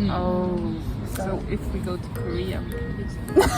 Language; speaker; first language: English; non-native, fluent; Chinese